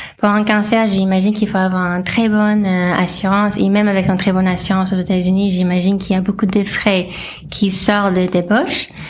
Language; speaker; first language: French; non-native, fluent; English